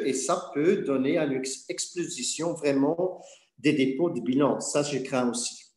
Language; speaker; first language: French; non-native, fluent; Dutch